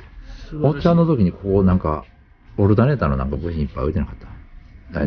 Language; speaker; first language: Japanese; native; Japanese